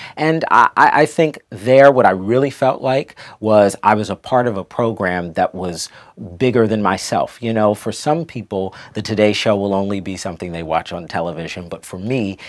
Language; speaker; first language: English; native; English